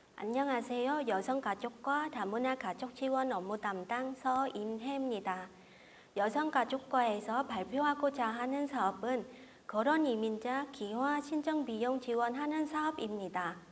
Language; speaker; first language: Korean; non-native, fluent; Vietnamese